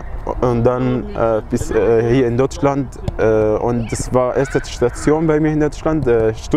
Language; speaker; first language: German; non-native, learner; Arabic